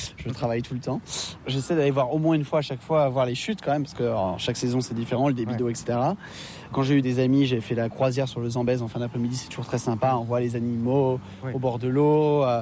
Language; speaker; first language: French; native; French